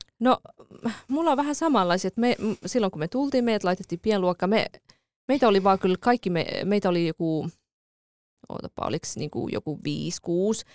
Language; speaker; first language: Finnish; early bilingual, other home language; Kurdish